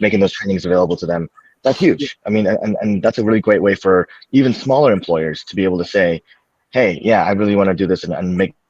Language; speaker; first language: English; native; English